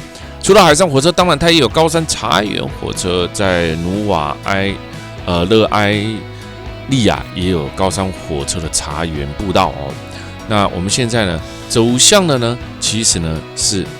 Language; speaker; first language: Chinese; native; Chinese